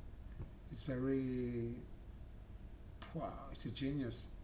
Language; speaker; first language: English; non-native, learner; French